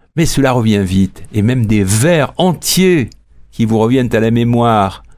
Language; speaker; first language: French; native; French